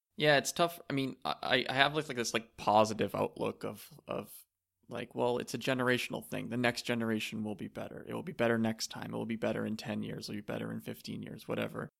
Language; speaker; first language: English; native; English